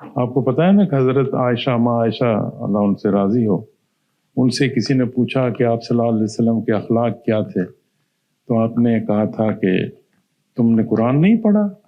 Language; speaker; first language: Urdu; non-native, local second language; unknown